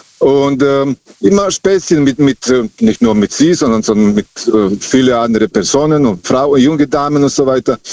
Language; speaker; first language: German; non-native, fluent; Serbian